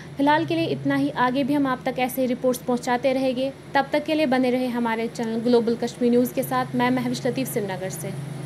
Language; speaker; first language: Hindi; non-native, local second language; Kashmiri